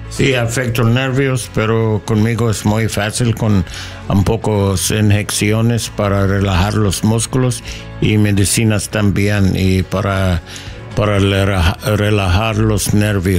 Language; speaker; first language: Spanish; non-native, learner; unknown